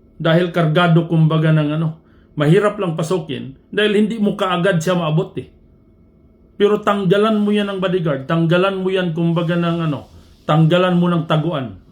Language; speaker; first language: Filipino; non-native, local second language; Cebuano